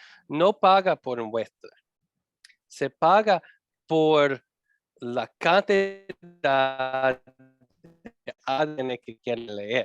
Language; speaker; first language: Spanish; non-native, learner; English